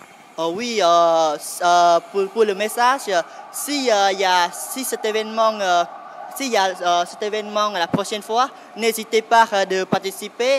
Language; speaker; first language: French; non-native, fluent; Khmer